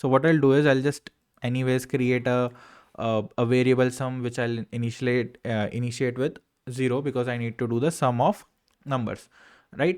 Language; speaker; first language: English; non-native, local second language; Hindi